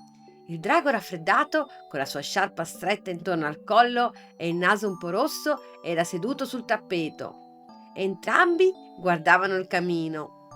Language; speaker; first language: Italian; native; Italian